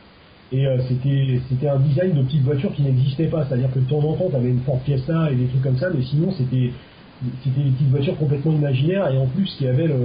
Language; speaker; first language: French; native; French